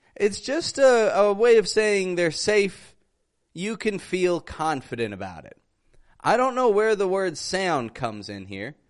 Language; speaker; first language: English; native; English